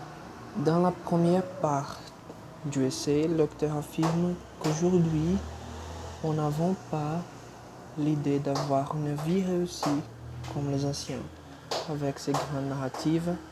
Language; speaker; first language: French; non-native, fluent; Portuguese